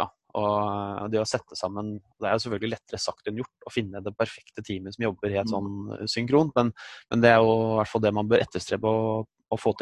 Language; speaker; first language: Norwegian; native; Norwegian